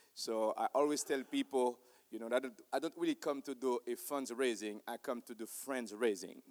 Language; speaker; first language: English; non-native, fluent; Haitian Creole